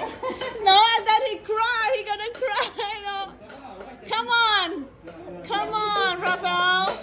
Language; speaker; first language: English; non-native, learner; Thai